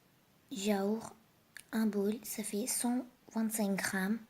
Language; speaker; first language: French; non-native, learner; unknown